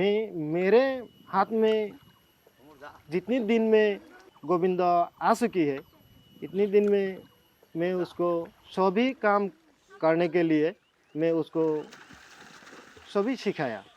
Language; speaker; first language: Hindi; non-native, local second language; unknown